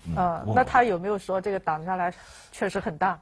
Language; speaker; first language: Chinese; native; Chinese